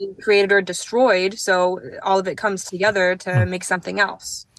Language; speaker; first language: English; native; English